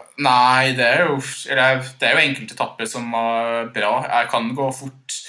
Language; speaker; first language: Norwegian; non-native, fluent; English